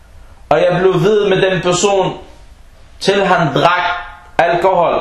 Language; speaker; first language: Danish; non-native, fluent; Arabic